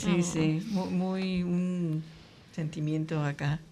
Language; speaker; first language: Spanish; native; Spanish